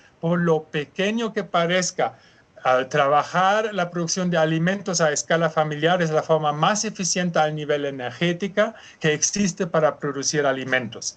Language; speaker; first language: Spanish; non-native, fluent; German